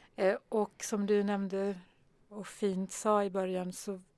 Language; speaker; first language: Swedish; early bilingual, other home language; Arabic